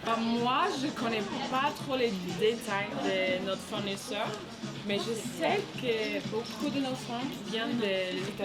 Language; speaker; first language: French; early bilingual, heritage; French